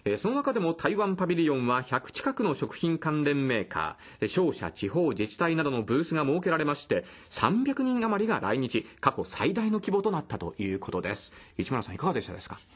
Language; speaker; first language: Japanese; native; Japanese